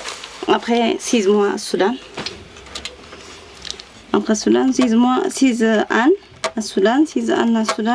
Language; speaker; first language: French; non-native, learner; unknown